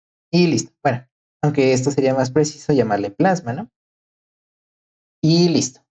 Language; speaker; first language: Spanish; native; Spanish